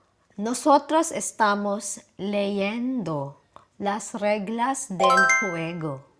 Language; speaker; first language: Spanish; non-native, learner; Filipino